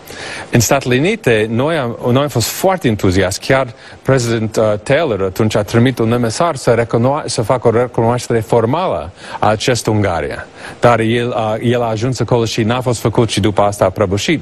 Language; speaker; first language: Romanian; non-native, fluent; English